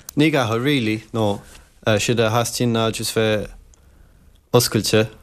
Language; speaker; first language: Irish; early bilingual, other home language; French